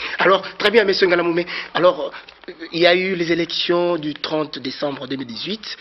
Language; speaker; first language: French; non-native, local second language; Lingala